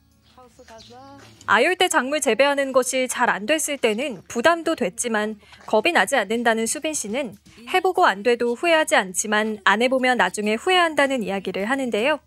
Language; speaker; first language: Korean; native; Korean